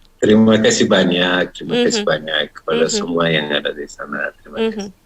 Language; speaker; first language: Indonesian; non-native, fluent; Pashto